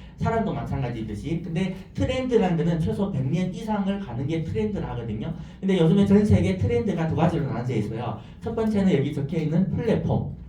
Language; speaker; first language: Korean; non-native, fluent; Chinese